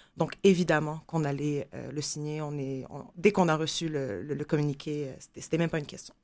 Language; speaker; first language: French; non-native, local second language; Arabic